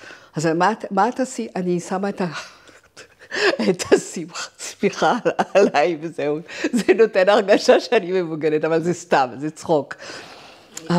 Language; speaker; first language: Hebrew; non-native, fluent; French